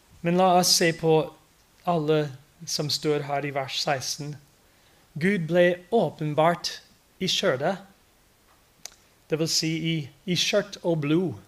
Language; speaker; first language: Norwegian; non-native, fluent; English